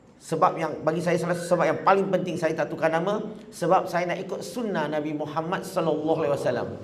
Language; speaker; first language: Malay; non-native, local second language; Chinese